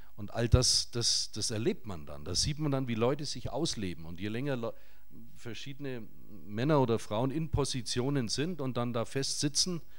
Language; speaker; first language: German; native; German